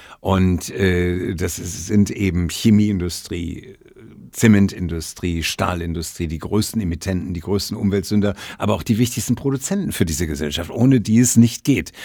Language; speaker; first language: German; native; German